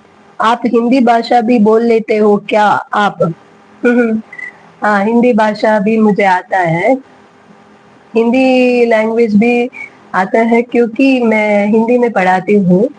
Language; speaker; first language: Hindi; non-native, local second language; Tulu